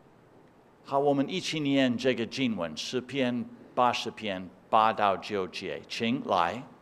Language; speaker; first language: Chinese; non-native, fluent; English